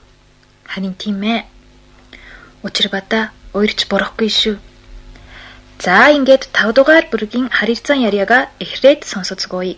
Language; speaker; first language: Mongolian; non-native, fluent; Japanese